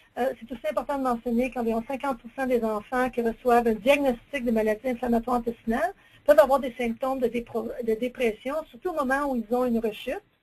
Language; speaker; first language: French; native; French